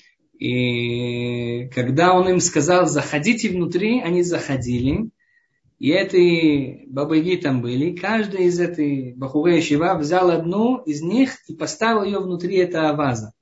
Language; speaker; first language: Russian; early bilingual, heritage; Hebrew